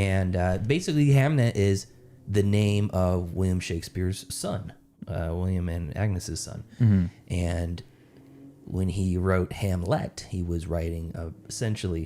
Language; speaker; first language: English; native; English